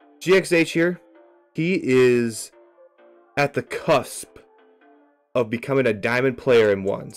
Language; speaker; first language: English; native; English